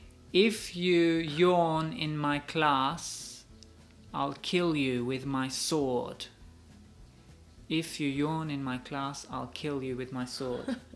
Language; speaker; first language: English; native; English